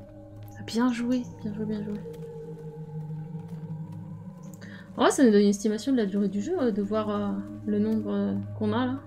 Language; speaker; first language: French; native; French